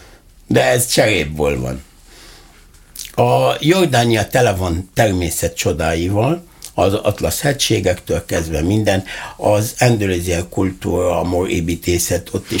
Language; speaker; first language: Hungarian; non-native, learner; Arabic